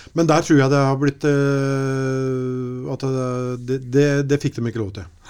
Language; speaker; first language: Norwegian; native; Norwegian